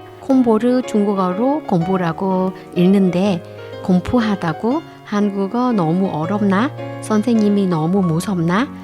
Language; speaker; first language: Korean; non-native, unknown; Vietnamese